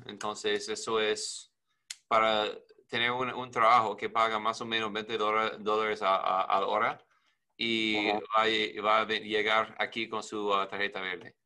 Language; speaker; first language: Spanish; non-native, learner; English